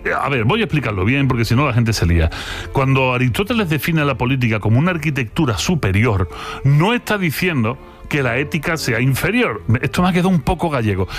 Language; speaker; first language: Spanish; native; Spanish